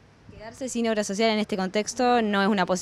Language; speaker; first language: Spanish; native; Spanish